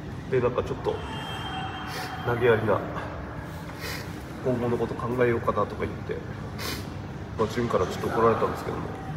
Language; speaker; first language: Japanese; native; Japanese